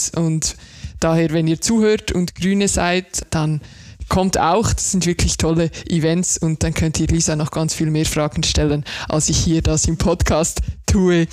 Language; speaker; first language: German; native; German